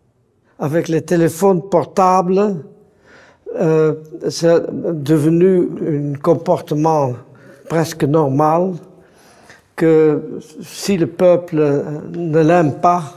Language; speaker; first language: French; non-native, fluent; Dutch